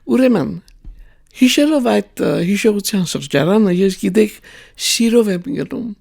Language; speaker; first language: Armenian; native; Armenian